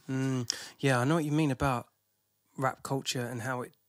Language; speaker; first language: English; native; English